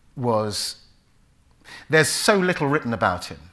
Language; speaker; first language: English; native; English